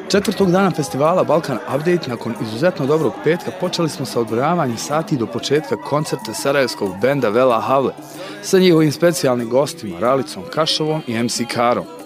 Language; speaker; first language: Croatian; native; Croatian